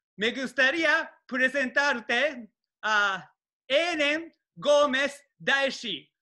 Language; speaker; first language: Spanish; non-native, learner; Japanese